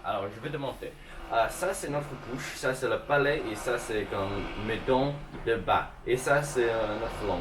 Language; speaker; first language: French; non-native, learner; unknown